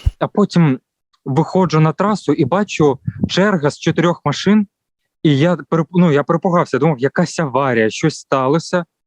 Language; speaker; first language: Ukrainian; non-native, local second language; Russian